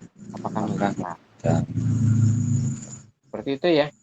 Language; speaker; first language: Indonesian; native; Indonesian